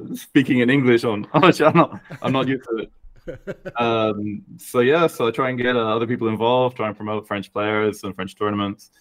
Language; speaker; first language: English; native; English